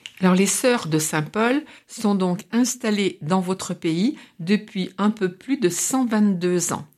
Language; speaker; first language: French; native; French